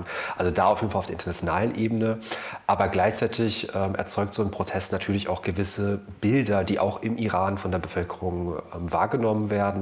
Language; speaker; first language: German; native; German